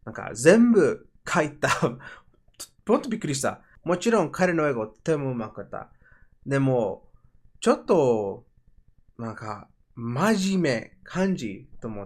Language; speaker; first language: Japanese; non-native, learner; Spanish